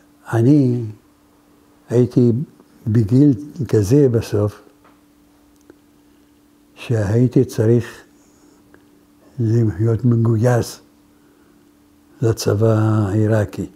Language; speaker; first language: Hebrew; non-native, fluent; Arabic